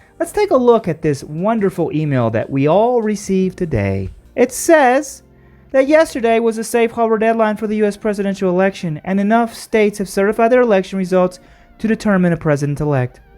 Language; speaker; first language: English; native; English